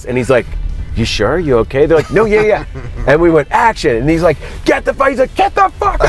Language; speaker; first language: English; native; English